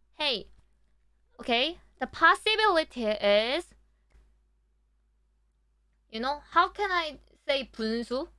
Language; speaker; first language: English; non-native, learner; Korean